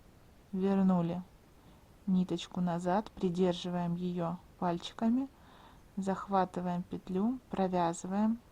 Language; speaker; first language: Russian; native; Russian